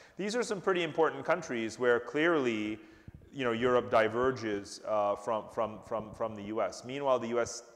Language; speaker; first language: English; native; English